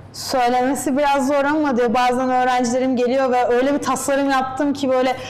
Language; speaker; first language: Turkish; native; Turkish